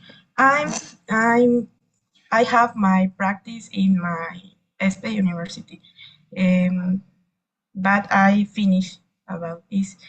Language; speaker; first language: English; non-native, learner; Spanish